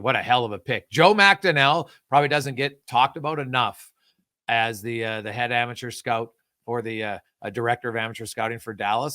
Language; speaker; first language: English; native; English